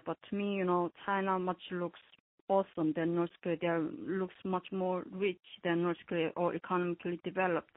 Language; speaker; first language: English; non-native, fluent; Korean